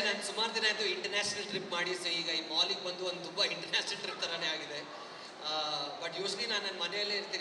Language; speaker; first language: Kannada; non-native, local second language; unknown